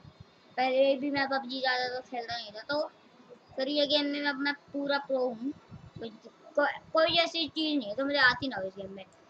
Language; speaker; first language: Hindi; native; Hindi